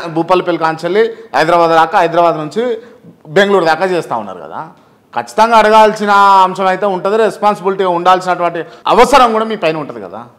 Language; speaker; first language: Telugu; native; Telugu